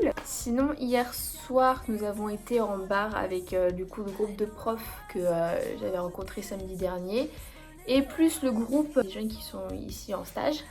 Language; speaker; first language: French; native; French